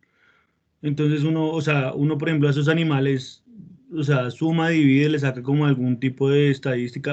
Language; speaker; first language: Spanish; native; Spanish